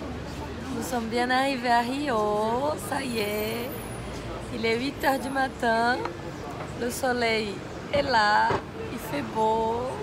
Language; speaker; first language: French; non-native, fluent; Portuguese